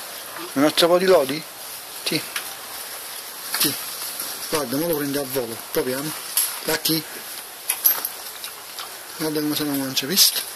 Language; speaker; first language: Italian; non-native, local second language; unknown